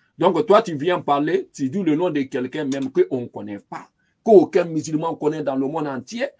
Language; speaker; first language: French; non-native, local second language; Lingala